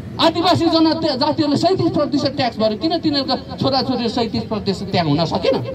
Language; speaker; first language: Nepali; non-native, local second language; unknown